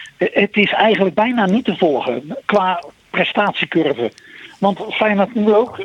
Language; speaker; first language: Dutch; native; Dutch